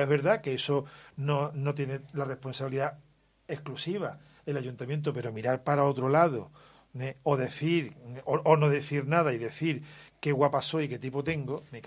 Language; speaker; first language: Spanish; native; Spanish